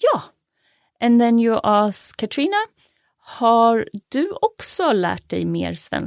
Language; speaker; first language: Swedish; native; Swedish